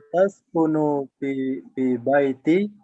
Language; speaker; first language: Arabic; non-native, learner; Indonesian